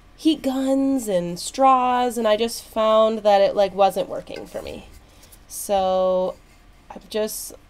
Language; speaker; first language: English; native; English